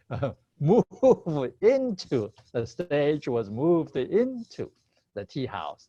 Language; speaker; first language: English; non-native, fluent; Chinese